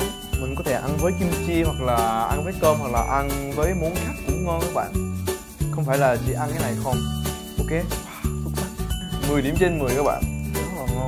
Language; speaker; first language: Vietnamese; non-native, fluent; Korean